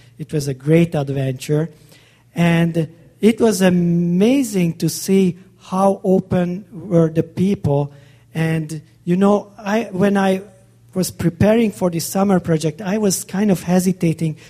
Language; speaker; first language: English; non-native, fluent; Hungarian